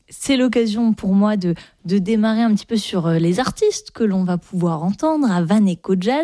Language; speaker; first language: French; native; French